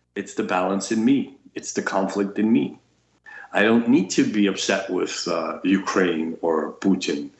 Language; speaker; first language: English; early bilingual, other home language; Russian